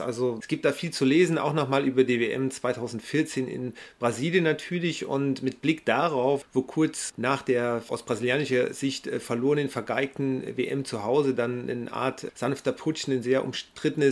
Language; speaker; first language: German; native; German